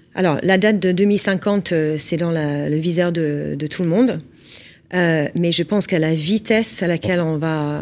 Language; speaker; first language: French; non-native, fluent; English